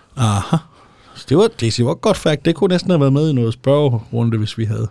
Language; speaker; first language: Danish; native; Danish